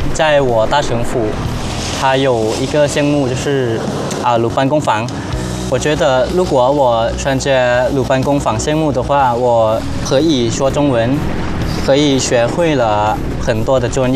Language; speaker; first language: Chinese; non-native, learner; Thai